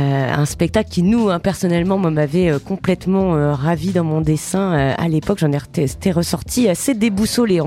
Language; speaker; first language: French; native; French